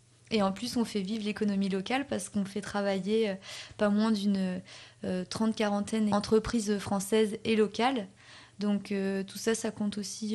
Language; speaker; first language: French; native; French